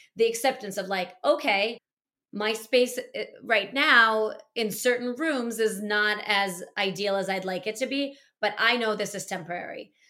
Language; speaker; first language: English; early bilingual, other home language; Russian